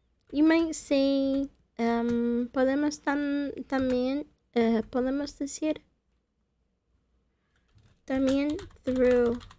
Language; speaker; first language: Spanish; non-native, fluent; English